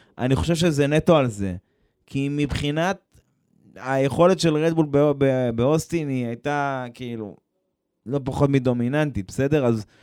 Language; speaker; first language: Hebrew; native; Hebrew